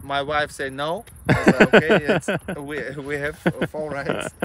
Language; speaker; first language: English; non-native, learner; Russian